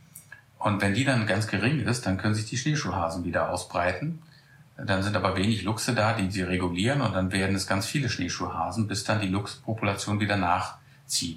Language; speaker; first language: German; native; German